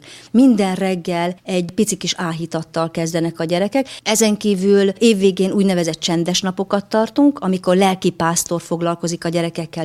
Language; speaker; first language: Hungarian; native; Hungarian